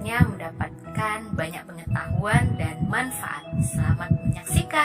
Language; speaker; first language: Indonesian; native; Indonesian